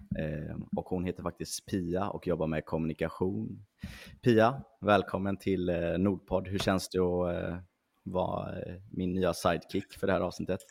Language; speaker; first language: Swedish; native; Swedish